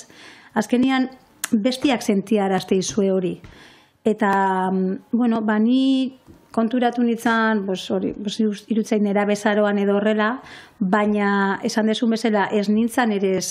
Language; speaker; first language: Basque; native; Basque